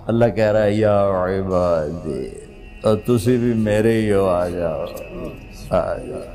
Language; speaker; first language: Urdu; non-native, local second language; Punjabi